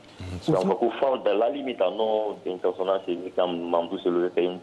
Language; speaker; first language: Romanian; non-native, learner; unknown